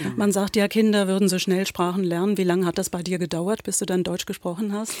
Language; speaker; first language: German; native; German